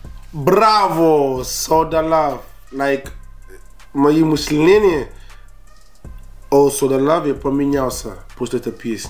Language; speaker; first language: Russian; non-native, learner; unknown